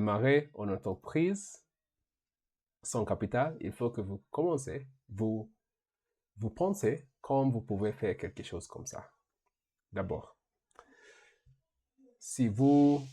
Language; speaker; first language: French; non-native, learner; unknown